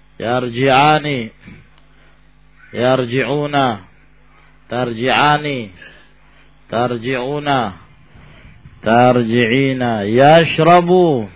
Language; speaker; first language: Arabic; non-native, fluent; Indonesian